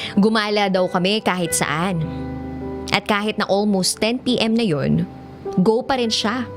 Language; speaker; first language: Filipino; native; Filipino